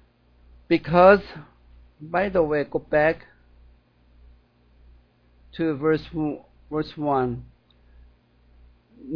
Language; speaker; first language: English; non-native, fluent; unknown